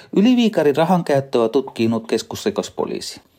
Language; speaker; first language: Finnish; non-native, fluent; Sinhala